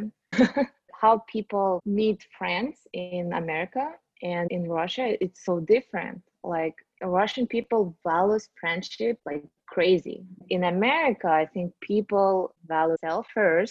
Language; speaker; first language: English; non-native, fluent; Russian